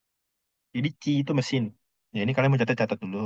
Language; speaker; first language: Indonesian; native; Indonesian